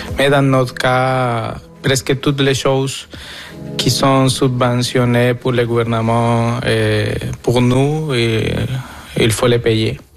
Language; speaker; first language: French; non-native, fluent; Spanish